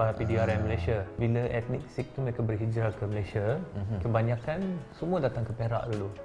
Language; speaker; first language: Malay; non-native, local second language; Punjabi